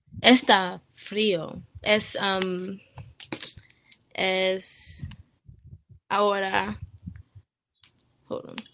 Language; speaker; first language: Spanish; non-native, learner; English